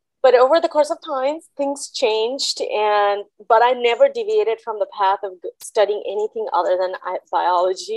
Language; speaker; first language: English; non-native, local second language; Bangla